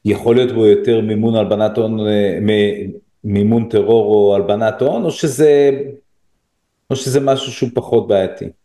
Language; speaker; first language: Hebrew; native; Hebrew